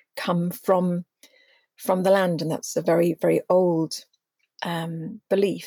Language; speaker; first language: English; native; English